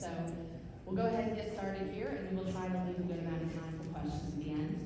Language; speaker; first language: English; native; English